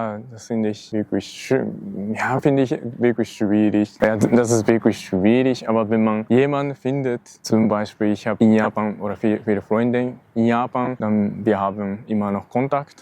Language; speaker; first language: German; non-native, learner; Japanese